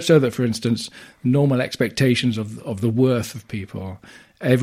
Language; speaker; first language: English; native; English